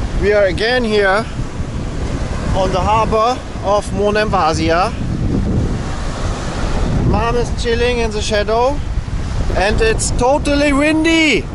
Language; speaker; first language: English; non-native, learner; German